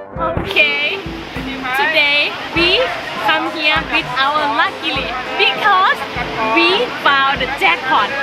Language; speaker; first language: English; non-native, learner; Thai